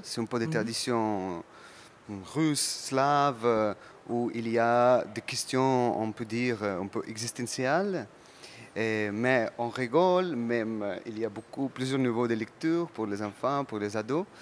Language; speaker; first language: French; non-native, learner; Russian